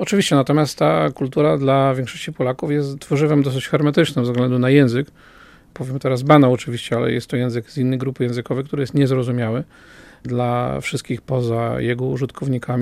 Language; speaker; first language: Polish; native; Polish